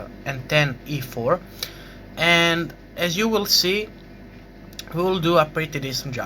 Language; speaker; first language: English; non-native, fluent; Croatian